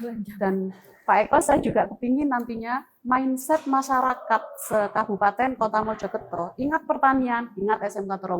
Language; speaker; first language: Indonesian; native; Indonesian